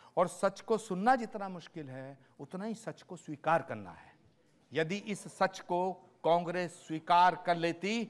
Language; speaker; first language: Hindi; native; Hindi